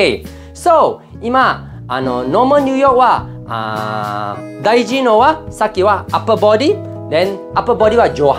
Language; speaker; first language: Japanese; non-native, fluent; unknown